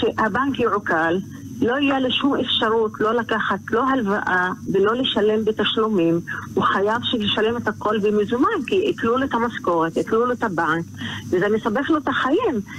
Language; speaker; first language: Hebrew; non-native, local second language; Arabic